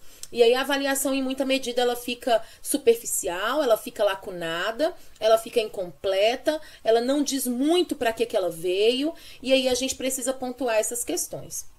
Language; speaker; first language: Portuguese; native; Portuguese